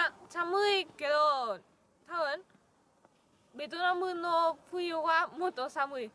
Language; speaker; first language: Japanese; non-native, learner; Vietnamese